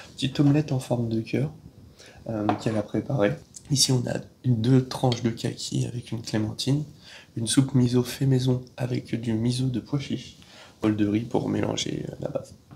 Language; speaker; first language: French; native; French